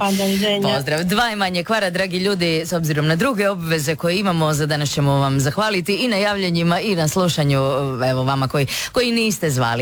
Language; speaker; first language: Serbian; native; Serbian